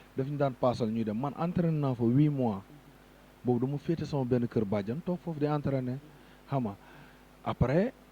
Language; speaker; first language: Wolof; native; Wolof